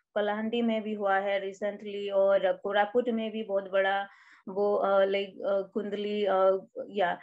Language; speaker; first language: Hindi; non-native, local second language; Odia